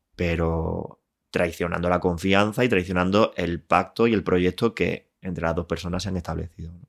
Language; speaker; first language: Spanish; native; Spanish